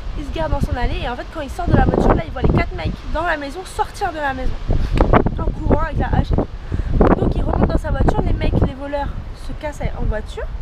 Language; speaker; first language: French; native; French